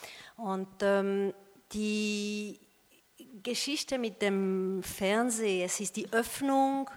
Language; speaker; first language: German; non-native, fluent; French